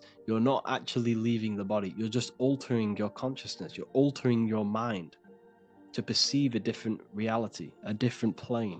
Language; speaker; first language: English; native; English